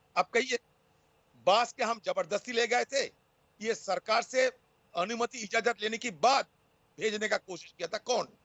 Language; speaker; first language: Hindi; non-native, local second language; Bangla